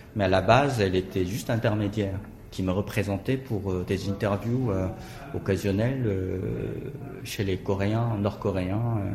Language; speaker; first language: French; non-native, fluent; Korean